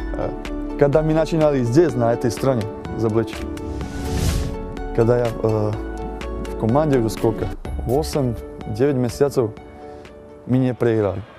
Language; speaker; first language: Russian; non-native, learner; Slovak